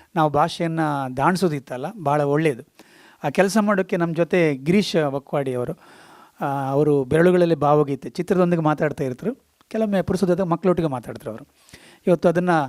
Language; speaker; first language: Kannada; native; Kannada